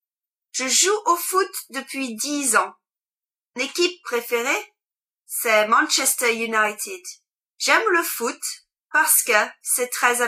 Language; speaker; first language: French; non-native, learner; English